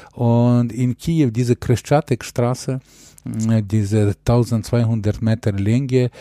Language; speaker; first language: German; non-native, fluent; Ukrainian